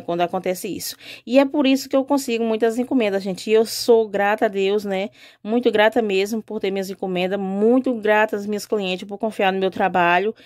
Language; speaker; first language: Portuguese; native; Portuguese